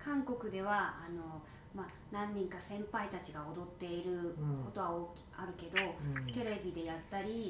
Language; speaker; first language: Japanese; non-native, fluent; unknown